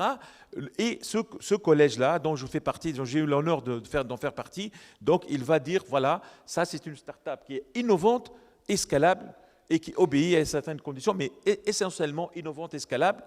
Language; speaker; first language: French; non-native, local second language; Arabic